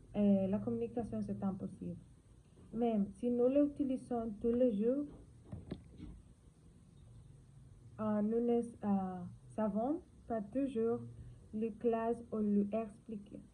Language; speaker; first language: French; non-native, learner; Spanish